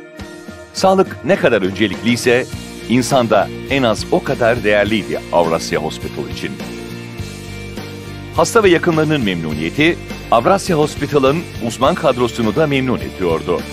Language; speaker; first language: Turkish; native; Turkish